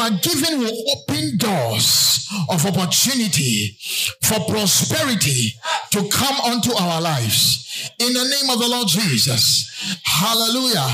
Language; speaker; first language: English; non-native, local second language; Akan